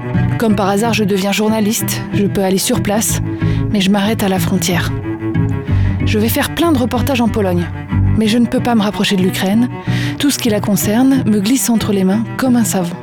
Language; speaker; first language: French; native; French